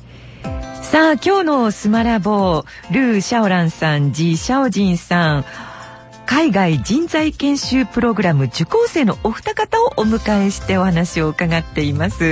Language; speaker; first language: Japanese; native; Japanese